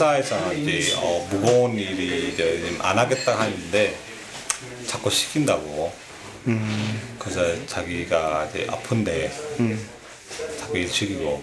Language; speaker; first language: Korean; non-native, fluent; Nepali